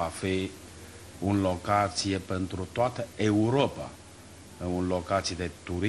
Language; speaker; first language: Romanian; non-native, learner; Chinese